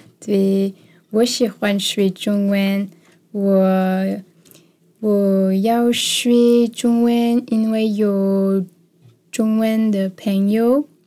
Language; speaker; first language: Chinese; non-native, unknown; French